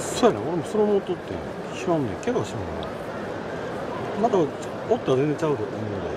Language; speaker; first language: Japanese; native; Japanese